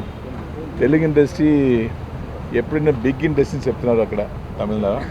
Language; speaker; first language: Telugu; non-native, learner; Tamil